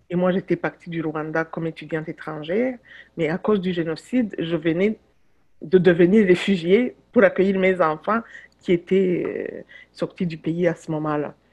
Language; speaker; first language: French; non-native, local second language; Kinyarwanda